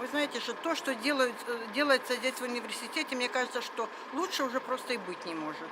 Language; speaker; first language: Russian; native; Russian